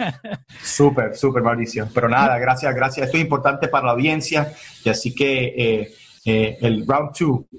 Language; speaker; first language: Spanish; early bilingual, heritage; Spanish